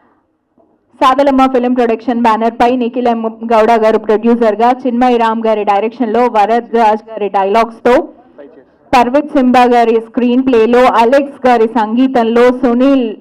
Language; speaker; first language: Telugu; native; Telugu